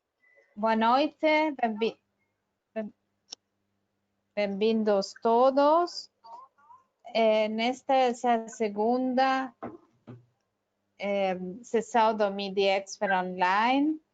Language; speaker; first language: Portuguese; non-native, fluent; Spanish